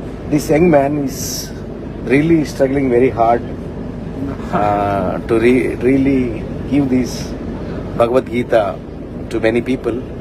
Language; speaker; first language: English; non-native, local second language; Telugu